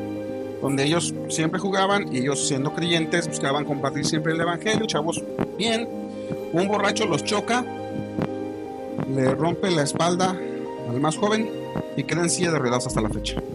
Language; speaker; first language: Spanish; native; Spanish